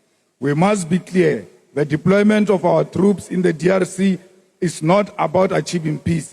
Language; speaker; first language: English; non-native, local second language; Northern Sotho